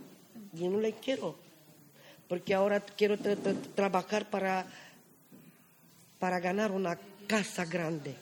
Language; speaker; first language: Spanish; non-native, learner; Romany